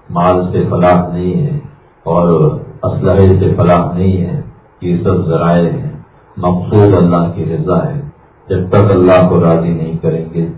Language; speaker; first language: Urdu; native; Urdu